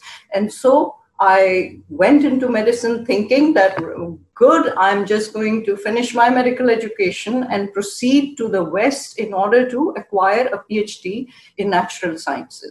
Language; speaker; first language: English; non-native, local second language; Urdu